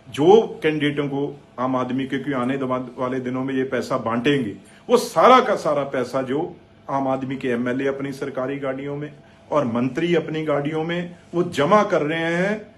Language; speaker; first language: Hindi; non-native, local second language; Punjabi